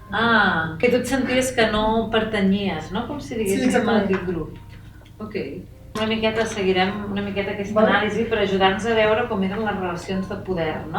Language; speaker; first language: Catalan; native; Catalan